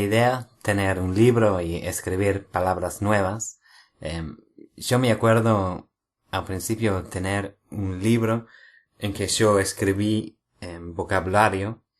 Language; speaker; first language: Spanish; non-native, fluent; English